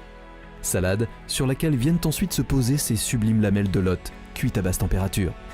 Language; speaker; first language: French; native; French